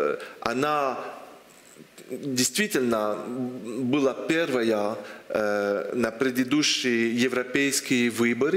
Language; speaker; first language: Russian; non-native, fluent; French